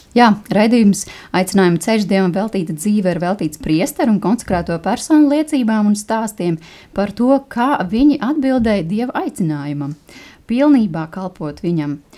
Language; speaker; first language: Latvian; native; Latvian